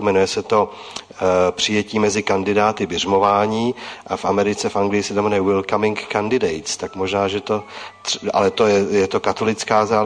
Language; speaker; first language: Czech; native; Czech